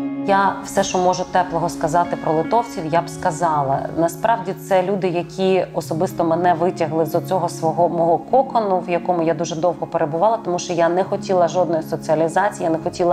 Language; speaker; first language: Ukrainian; native; Ukrainian